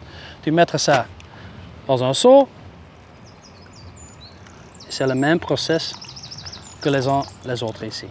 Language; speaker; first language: French; non-native, local second language; Dutch